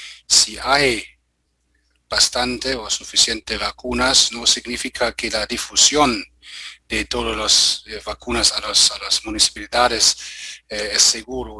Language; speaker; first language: Spanish; non-native, fluent; German